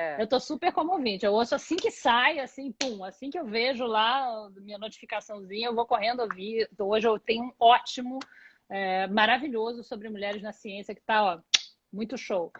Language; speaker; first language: Portuguese; native; Portuguese